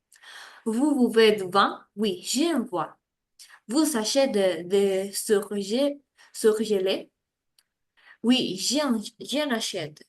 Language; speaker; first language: French; non-native, learner; Spanish